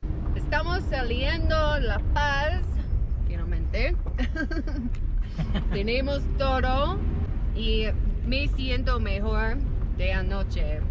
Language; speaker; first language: Spanish; non-native, learner; English